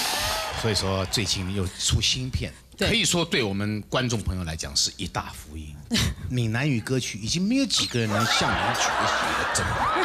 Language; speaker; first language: Chinese; native; Chinese